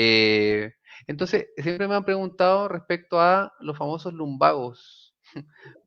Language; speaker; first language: Spanish; native; Spanish